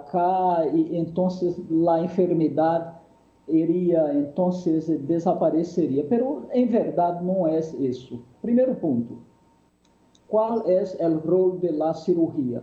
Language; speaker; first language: Spanish; non-native, fluent; Portuguese